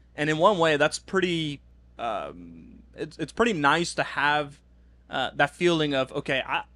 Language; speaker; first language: English; non-native, fluent; Norwegian